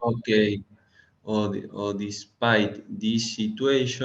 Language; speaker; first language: English; non-native, learner; Spanish